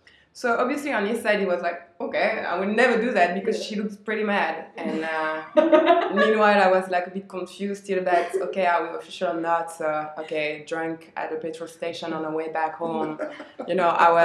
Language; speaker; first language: English; non-native, fluent; French